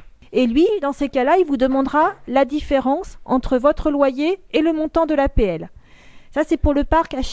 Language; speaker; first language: French; native; French